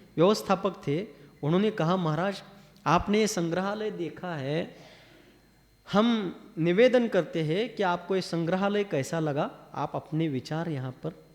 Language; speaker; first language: Hindi; non-native, local second language; Marathi